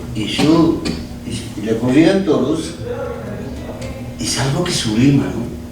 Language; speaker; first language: Spanish; native; Spanish